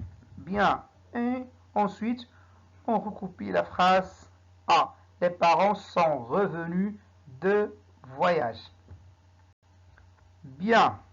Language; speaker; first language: French; non-native, local second language; Arabic